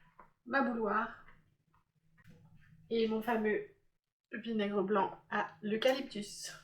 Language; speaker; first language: French; native; French